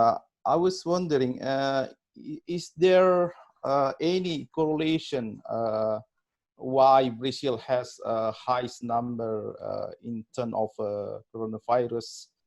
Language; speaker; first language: English; non-native, learner; Indonesian